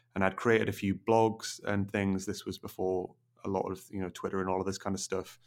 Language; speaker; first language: English; native; English